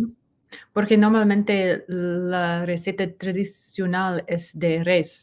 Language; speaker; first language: Spanish; non-native, learner; English